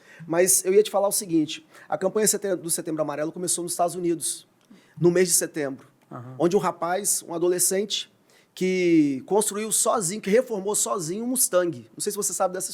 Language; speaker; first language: Portuguese; native; Portuguese